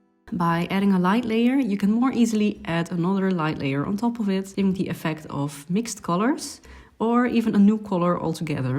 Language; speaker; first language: English; non-native, fluent; Dutch